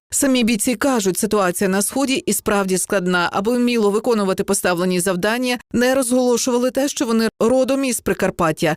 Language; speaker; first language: Ukrainian; native; Ukrainian